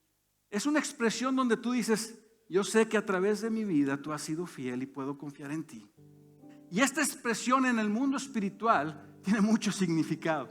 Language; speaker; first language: Spanish; native; Spanish